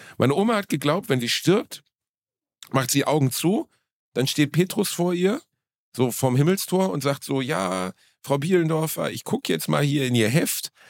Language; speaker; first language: German; native; German